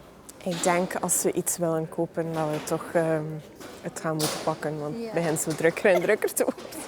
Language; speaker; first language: Dutch; non-native, fluent; English